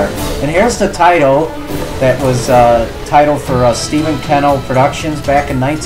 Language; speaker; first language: English; native; English